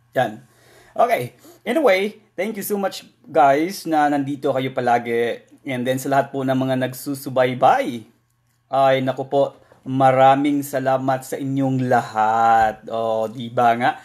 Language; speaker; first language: Filipino; non-native, local second language; Masbatenyo